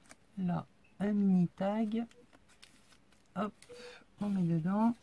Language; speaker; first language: French; native; French